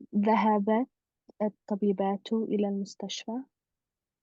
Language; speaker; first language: Arabic; non-native, learner; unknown